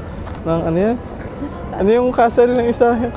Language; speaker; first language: Filipino; native; Filipino